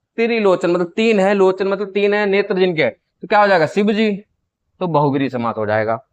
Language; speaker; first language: Hindi; native; Hindi